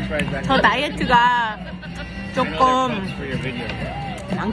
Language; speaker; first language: Korean; early bilingual, heritage; Korean